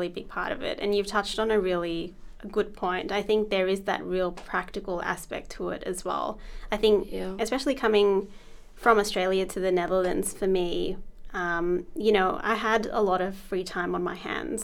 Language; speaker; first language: English; native; English